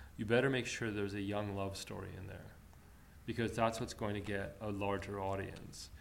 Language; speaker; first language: English; early bilingual, other home language; Armenian